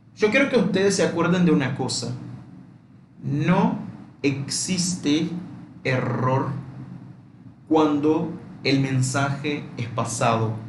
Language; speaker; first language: Spanish; non-native, fluent; Portuguese